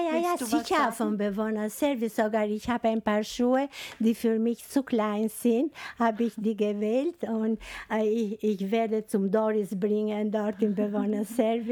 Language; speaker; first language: German; non-native, learner; Albanian